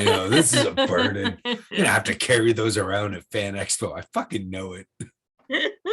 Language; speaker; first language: English; native; English